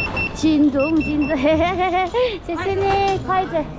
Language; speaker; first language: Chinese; non-native, learner; Korean